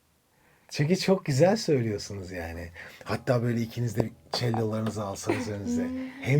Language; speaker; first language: Turkish; native; Turkish